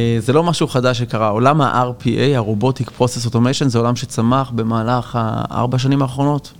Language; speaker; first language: Hebrew; native; Hebrew